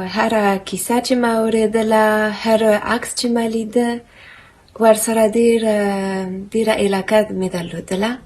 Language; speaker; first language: Pashto; non-native, fluent; French